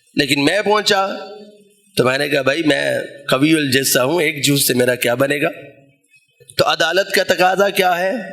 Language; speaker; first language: Urdu; non-native, local second language; Punjabi